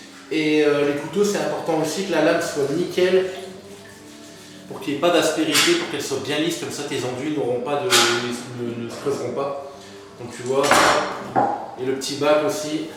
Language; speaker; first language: French; native; French